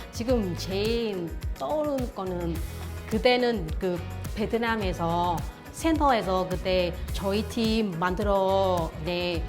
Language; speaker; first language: Korean; non-native, learner; Vietnamese